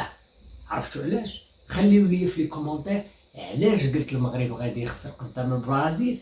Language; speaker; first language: Arabic; native; Arabic